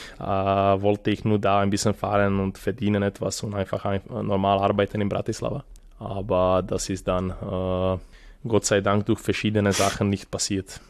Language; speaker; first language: German; non-native, fluent; Serbian